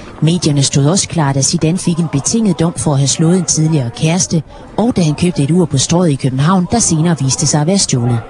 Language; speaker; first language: Danish; native; Danish